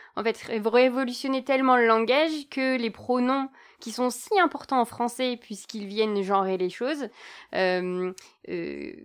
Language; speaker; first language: French; native; French